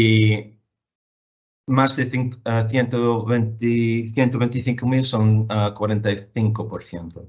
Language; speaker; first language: Spanish; non-native, fluent; English